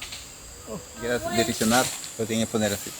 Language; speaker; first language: Spanish; non-native, local second language; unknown